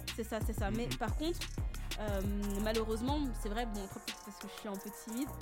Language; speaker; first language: French; native; French